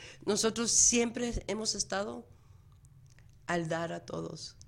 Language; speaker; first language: Spanish; early bilingual, heritage; Spanish